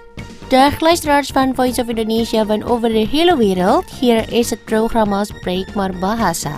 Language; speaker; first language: Dutch; non-native, fluent; Indonesian